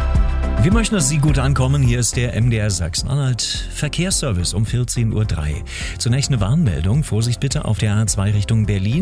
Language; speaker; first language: German; native; German